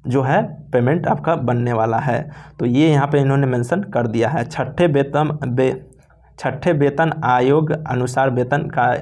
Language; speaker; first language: Hindi; native; Hindi